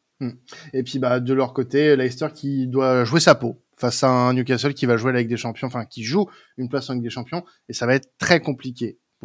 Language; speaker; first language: French; native; French